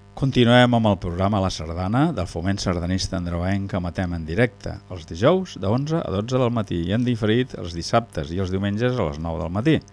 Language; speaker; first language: Catalan; native; Catalan